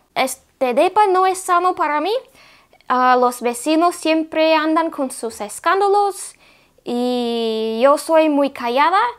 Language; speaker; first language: Spanish; non-native, fluent; English